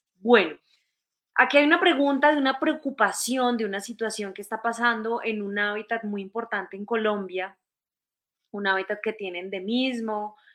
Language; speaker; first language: Spanish; native; Spanish